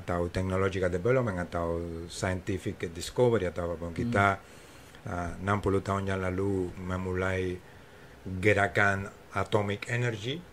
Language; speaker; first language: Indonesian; non-native, fluent; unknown